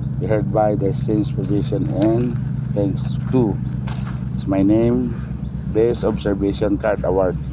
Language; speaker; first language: English; non-native, learner; Filipino